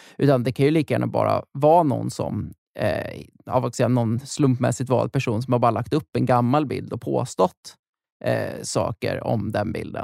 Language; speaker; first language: Swedish; native; Swedish